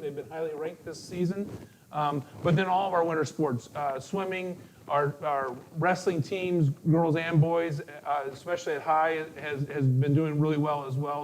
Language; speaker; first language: English; native; English